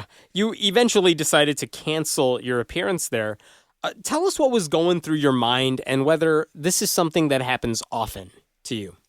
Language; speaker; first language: English; native; English